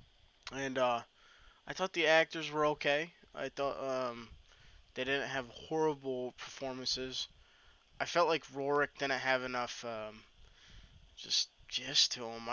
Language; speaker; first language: English; native; English